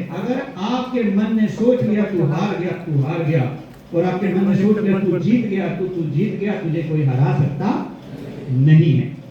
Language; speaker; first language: Hindi; non-native, local second language; Gujarati